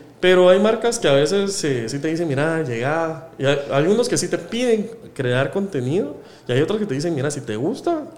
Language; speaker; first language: Spanish; native; Spanish